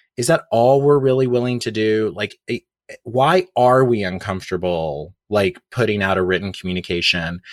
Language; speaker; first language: English; native; English